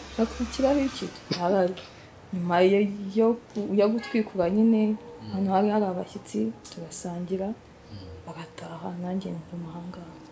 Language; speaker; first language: Kinyarwanda; native; Kinyarwanda